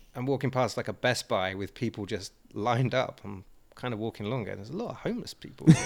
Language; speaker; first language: English; native; English